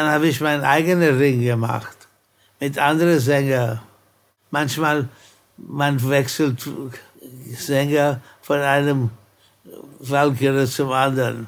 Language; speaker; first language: German; non-native, fluent; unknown